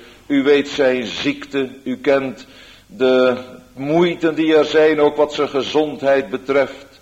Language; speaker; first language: Dutch; native; Dutch